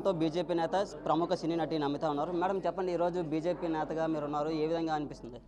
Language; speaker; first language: Telugu; native; Telugu